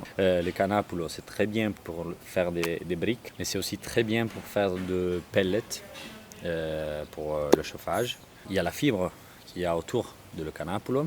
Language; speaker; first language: French; non-native, learner; Italian